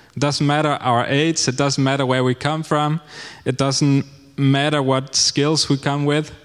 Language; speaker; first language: English; non-native, fluent; Danish